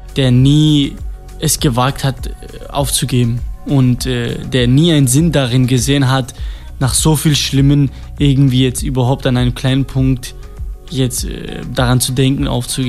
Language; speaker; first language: German; non-native, fluent; Kurdish